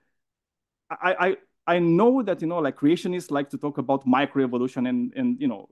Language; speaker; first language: English; non-native, fluent; Romanian